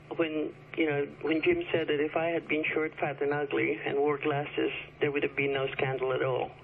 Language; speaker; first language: English; early bilingual, other home language; Chinese